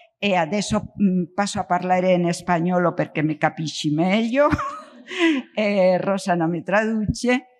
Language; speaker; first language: Italian; non-native, learner; Spanish